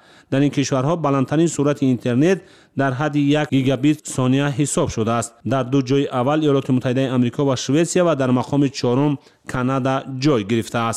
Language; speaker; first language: Tajik; native; Tajik